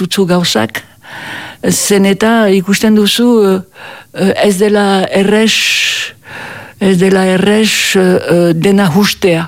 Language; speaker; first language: Basque; native; Basque